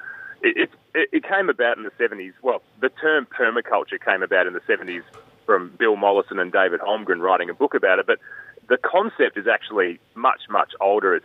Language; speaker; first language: English; native; English